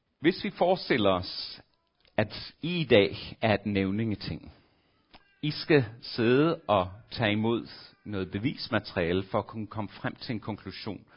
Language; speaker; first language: Danish; non-native, fluent; English